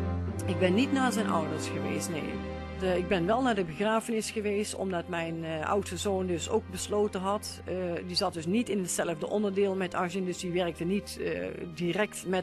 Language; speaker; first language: Dutch; native; Dutch